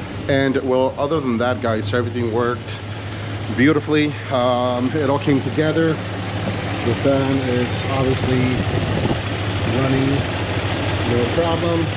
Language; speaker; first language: English; native; English